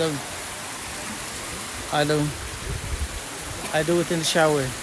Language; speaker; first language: English; non-native, learner; Dutch